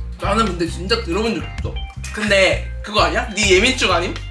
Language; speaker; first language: Korean; native; Korean